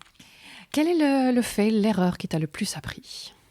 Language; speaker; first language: French; native; French